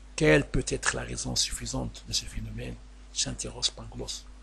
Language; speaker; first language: French; non-native, local second language; Arabic